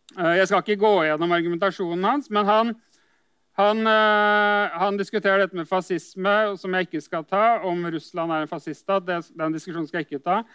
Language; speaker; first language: Norwegian; native; Norwegian